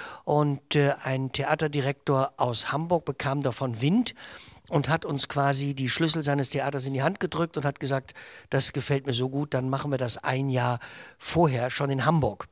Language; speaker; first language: German; native; German